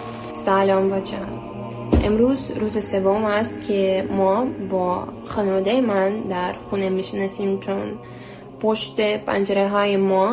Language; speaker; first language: Persian; non-native, learner; Ukrainian